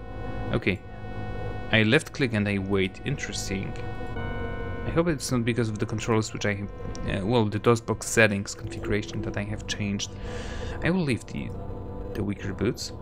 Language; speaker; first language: English; non-native, fluent; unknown